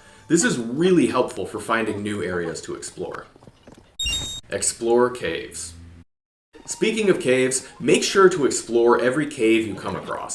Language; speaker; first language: English; native; English